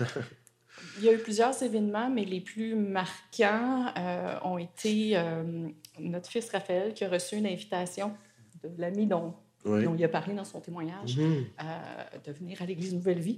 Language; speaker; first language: French; native; French